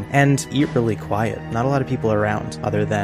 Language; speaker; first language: English; native; English